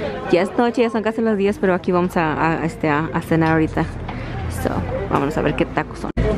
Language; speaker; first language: Spanish; early bilingual, heritage; Spanish